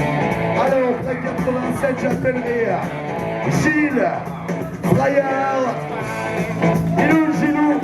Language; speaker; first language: French; native; French